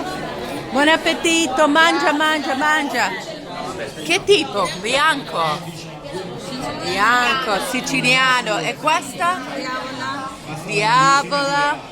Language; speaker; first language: Italian; non-native, learner; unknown